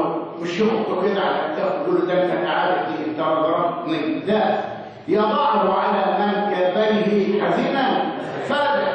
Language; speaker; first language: Arabic; native; Arabic